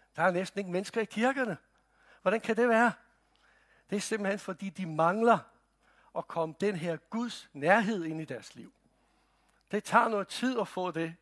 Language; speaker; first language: Danish; non-native, fluent; Croatian